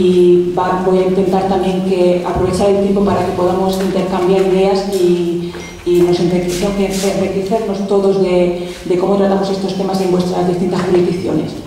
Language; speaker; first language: Spanish; native; Spanish